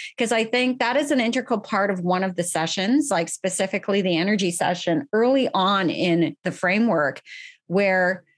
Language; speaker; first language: English; native; English